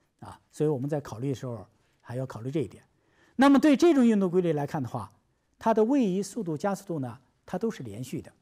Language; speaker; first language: Chinese; native; Chinese